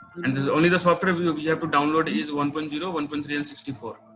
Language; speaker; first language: English; non-native, local second language; Nepali